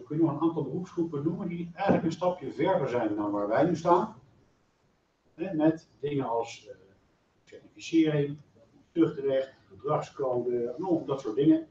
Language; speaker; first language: Dutch; native; Dutch